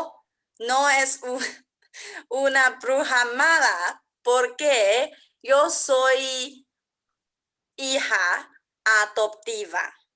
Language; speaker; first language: Spanish; non-native, learner; English